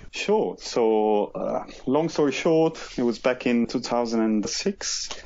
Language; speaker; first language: English; non-native, fluent; Italian